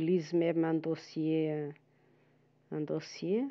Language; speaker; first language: French; non-native, fluent; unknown